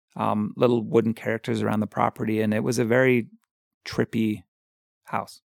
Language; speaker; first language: English; native; English